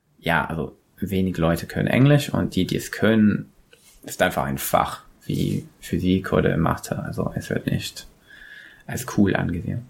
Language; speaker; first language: German; non-native, fluent; English